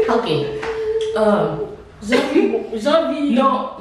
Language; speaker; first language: French; non-native, learner; Haitian Creole